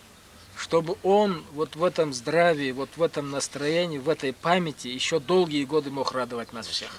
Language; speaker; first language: Russian; non-native, local second language; Karachay-Balkar